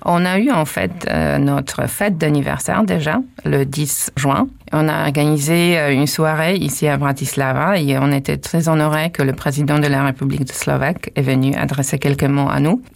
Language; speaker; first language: French; non-native, fluent; Polish